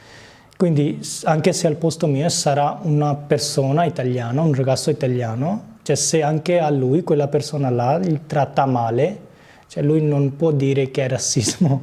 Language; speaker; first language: Italian; early bilingual, other home language; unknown